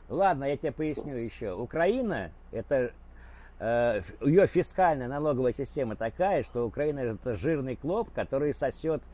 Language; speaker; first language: Russian; native; Russian